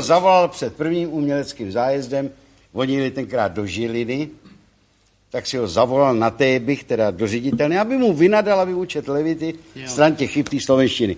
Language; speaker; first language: Czech; native; Czech